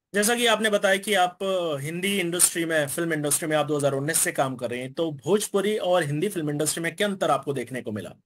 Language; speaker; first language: Hindi; native; Hindi